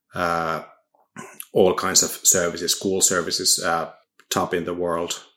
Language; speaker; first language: English; non-native, fluent; Finnish